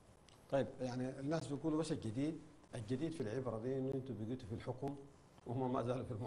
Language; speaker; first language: Arabic; native; Arabic